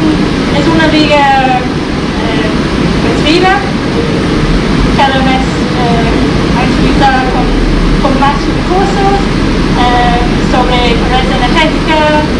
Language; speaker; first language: Spanish; non-native, fluent; English